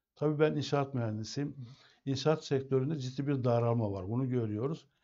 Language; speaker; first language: Turkish; native; Turkish